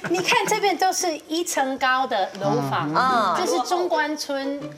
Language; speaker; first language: Chinese; non-native, fluent; English